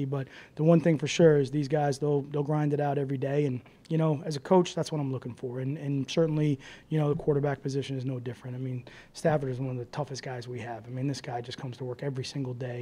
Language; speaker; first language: English; native; English